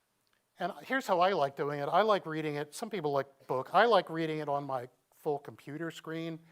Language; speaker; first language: English; native; English